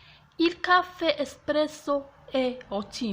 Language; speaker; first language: Italian; non-native, fluent; French